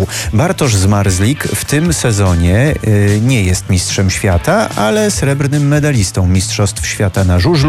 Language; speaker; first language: Polish; native; Polish